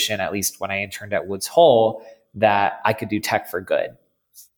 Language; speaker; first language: English; native; English